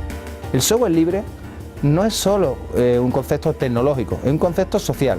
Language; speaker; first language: Spanish; native; Spanish